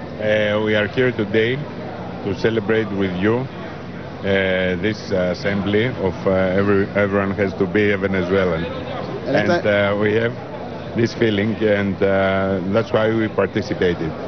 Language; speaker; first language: English; non-native, fluent; Greek